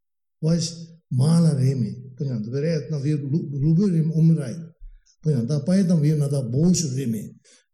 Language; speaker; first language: Russian; non-native, learner; Tibetan